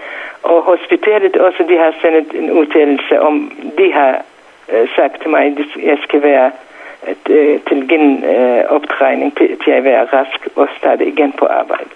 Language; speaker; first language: Danish; non-native, learner; Central Kurdish